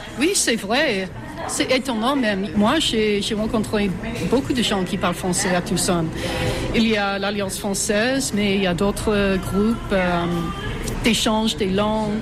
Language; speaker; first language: French; non-native, fluent; English